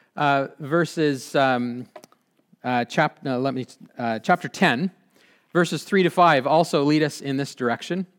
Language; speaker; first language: English; native; English